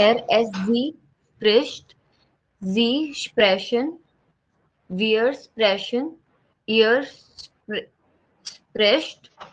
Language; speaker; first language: German; non-native, learner; Hindi